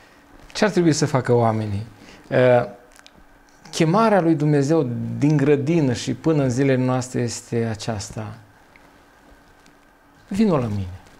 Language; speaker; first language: Romanian; native; Romanian